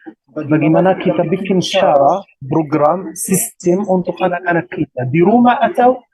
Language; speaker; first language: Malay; non-native, learner; Arabic